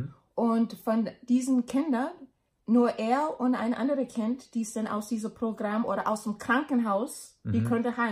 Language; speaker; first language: German; non-native, learner; English